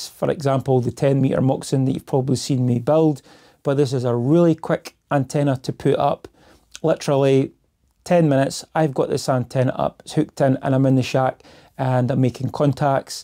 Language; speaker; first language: English; native; English